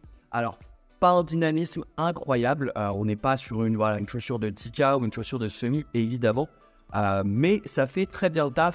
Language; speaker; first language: French; native; French